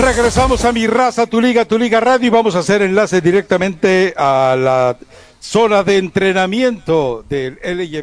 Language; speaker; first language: Spanish; native; Spanish